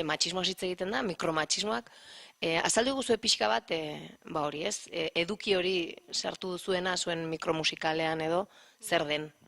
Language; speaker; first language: Basque; native; Basque